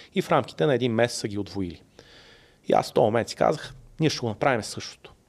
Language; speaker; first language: Bulgarian; native; Bulgarian